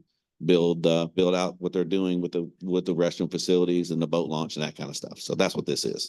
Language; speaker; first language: English; native; English